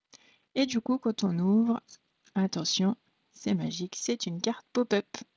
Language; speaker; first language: French; native; French